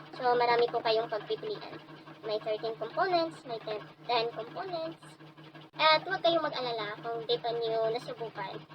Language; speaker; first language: Filipino; non-native, local second language; Cebuano